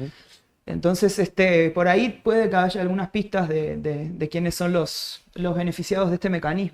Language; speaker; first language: Spanish; native; Spanish